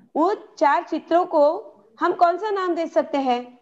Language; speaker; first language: Hindi; non-native, local second language; Marathi